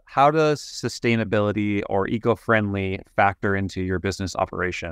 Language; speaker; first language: English; native; English